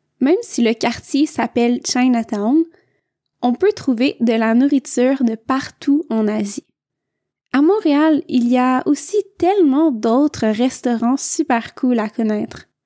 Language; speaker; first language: French; native; French